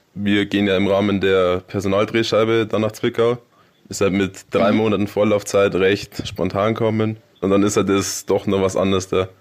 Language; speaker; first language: German; native; German